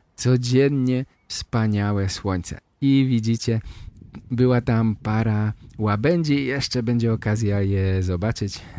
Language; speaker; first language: Polish; native; Polish